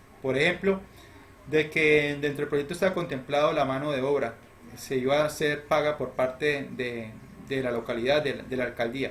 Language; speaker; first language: Spanish; native; Spanish